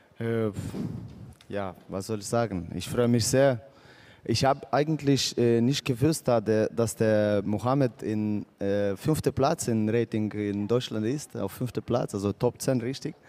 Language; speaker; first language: German; non-native, fluent; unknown